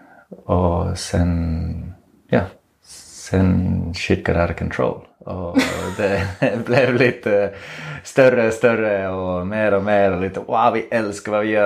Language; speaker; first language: Swedish; non-native, fluent; English